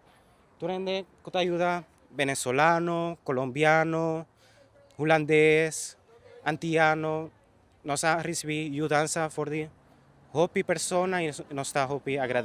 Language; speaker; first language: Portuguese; non-native, learner; Papiamento